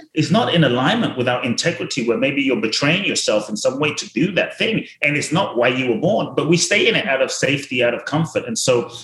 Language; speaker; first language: English; native; English